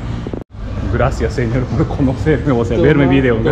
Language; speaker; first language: Spanish; non-native, learner; Japanese